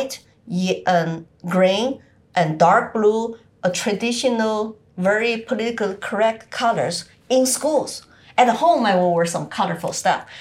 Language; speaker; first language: English; non-native, fluent; Chinese